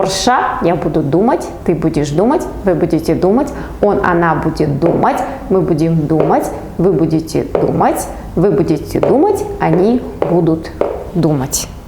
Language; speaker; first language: Russian; non-native, local second language; Kazakh